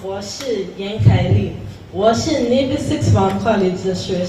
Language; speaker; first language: Chinese; non-native, learner; English